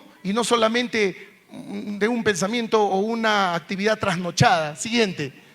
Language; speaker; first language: Spanish; native; Spanish